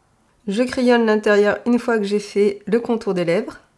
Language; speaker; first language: French; native; French